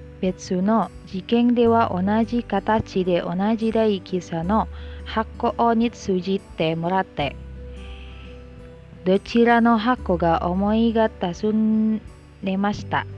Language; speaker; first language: Japanese; non-native, learner; Indonesian